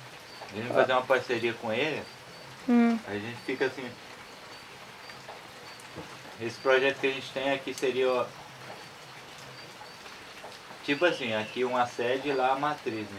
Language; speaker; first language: Portuguese; native; Portuguese